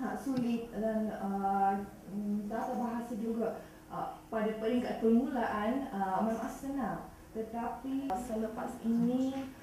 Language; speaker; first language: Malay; non-native, learner; Russian